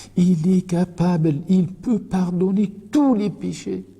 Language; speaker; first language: French; non-native, local second language; Arabic